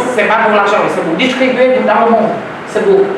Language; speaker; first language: French; non-native, learner; Vietnamese